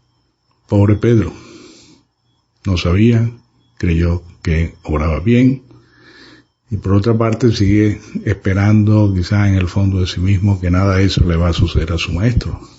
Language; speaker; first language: Spanish; native; Spanish